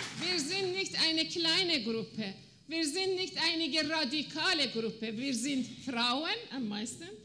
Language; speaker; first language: German; non-native, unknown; Persian